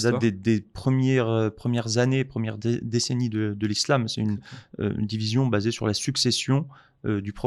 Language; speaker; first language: French; native; French